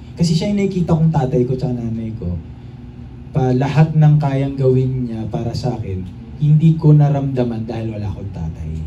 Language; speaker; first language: Filipino; native; Filipino